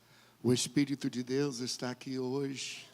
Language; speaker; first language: Portuguese; non-native, fluent; English